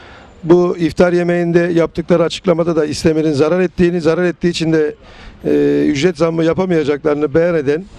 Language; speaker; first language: Turkish; native; Turkish